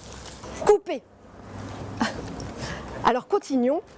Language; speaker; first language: French; native; French